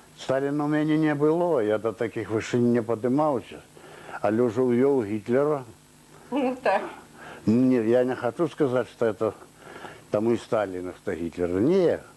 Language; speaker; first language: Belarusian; native; Belarusian